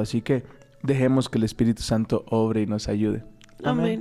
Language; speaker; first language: Spanish; native; Spanish